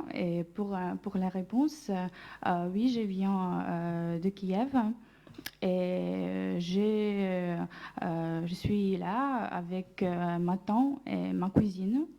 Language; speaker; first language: French; non-native, learner; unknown